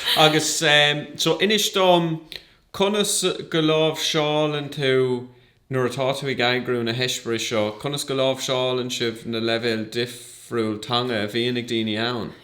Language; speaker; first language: Irish; non-native, local second language; English